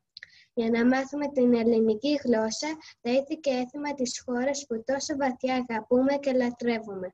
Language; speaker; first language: Greek; early bilingual, heritage; Greek